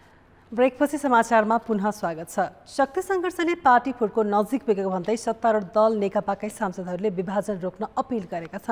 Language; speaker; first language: Nepali; native; Nepali